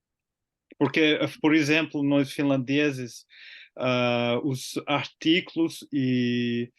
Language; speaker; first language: Portuguese; non-native, learner; Finnish